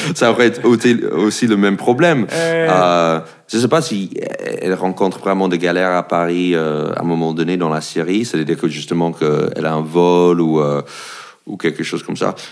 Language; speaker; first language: French; non-native, fluent; English